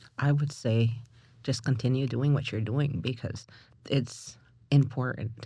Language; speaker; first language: English; native; English